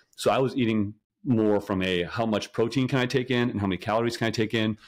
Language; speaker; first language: English; native; English